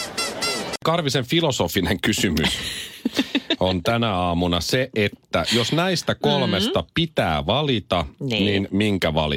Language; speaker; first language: Finnish; native; Finnish